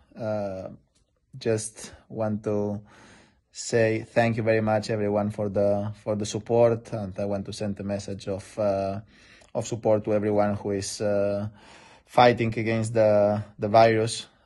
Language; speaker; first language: English; non-native, fluent; Spanish